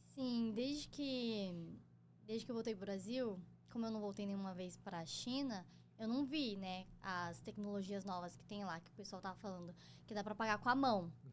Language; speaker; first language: Portuguese; native; Portuguese